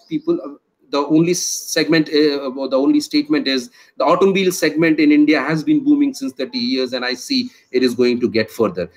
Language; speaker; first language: English; non-native, local second language; Hindi